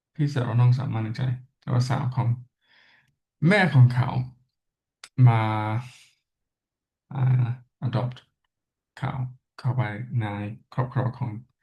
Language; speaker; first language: Thai; non-native, learner; English